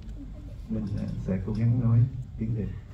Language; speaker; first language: Vietnamese; early bilingual, heritage; Vietnamese